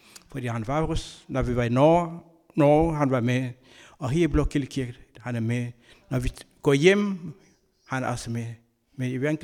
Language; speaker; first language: Danish; non-native, learner; Kabuverdianu